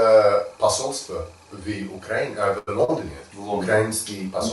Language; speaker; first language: Russian; non-native, learner; English